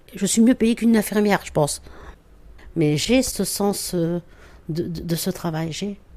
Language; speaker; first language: French; native; French